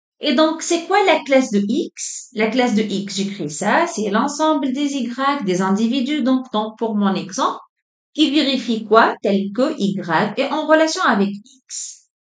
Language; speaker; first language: French; non-native, local second language; Arabic